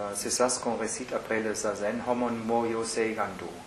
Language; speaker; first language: French; non-native, fluent; German